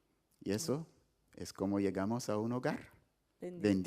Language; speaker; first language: Spanish; non-native, fluent; English